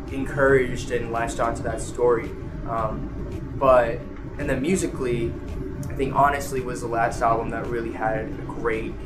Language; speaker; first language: English; native; English